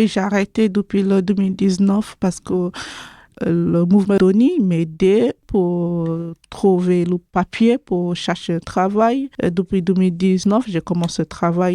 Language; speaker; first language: French; non-native, learner; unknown